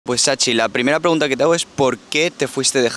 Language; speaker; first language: Spanish; native; Spanish